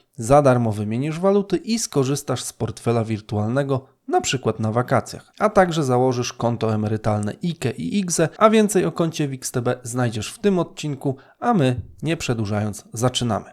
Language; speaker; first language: Polish; native; Polish